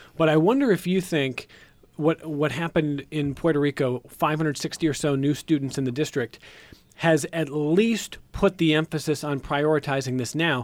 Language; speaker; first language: English; native; English